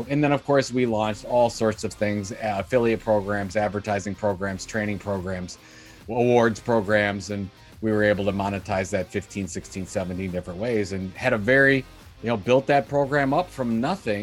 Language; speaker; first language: English; native; English